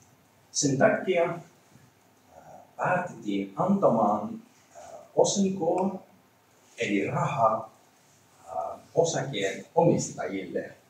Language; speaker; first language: Finnish; non-native, learner; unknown